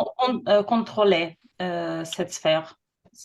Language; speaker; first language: French; non-native, fluent; Russian